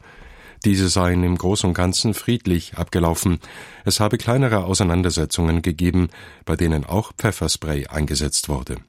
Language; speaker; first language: German; native; German